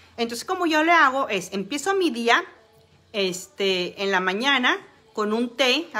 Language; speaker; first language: Spanish; native; Spanish